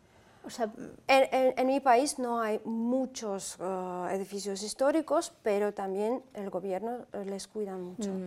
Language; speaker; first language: Spanish; non-native, fluent; Uzbek